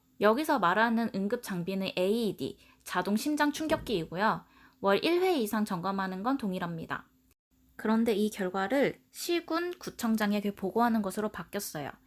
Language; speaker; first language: Korean; native; Korean